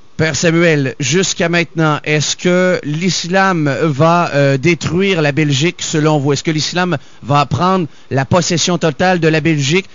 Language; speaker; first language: French; native; French